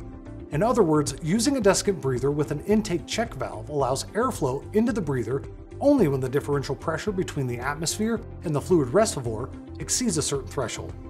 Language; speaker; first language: English; native; English